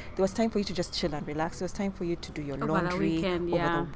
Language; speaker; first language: English; non-native, local second language; Ganda